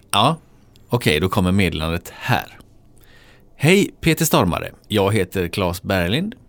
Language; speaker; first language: Swedish; native; Swedish